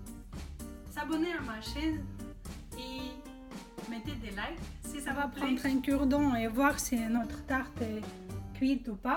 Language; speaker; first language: French; non-native, fluent; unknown